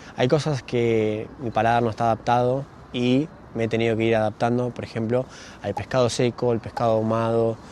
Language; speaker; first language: Spanish; native; Spanish